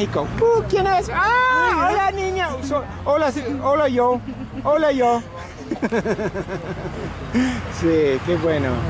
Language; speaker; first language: Spanish; non-native, learner; English